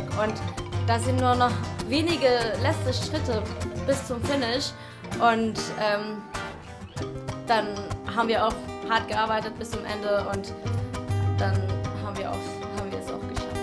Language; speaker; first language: German; non-native, fluent; Indonesian